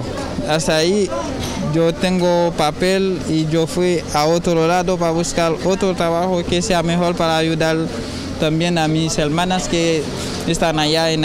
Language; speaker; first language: Spanish; non-native, learner; Haitian Creole